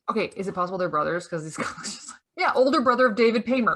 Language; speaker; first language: English; native; English